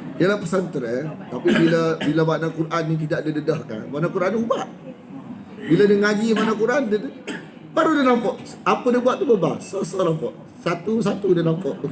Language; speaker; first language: Malay; native; Malay